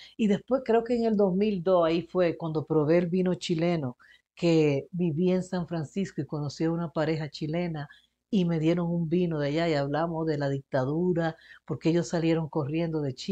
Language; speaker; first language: Spanish; early bilingual, heritage; Spanish